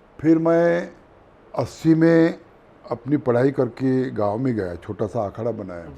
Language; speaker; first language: Hindi; non-native, local second language; Marathi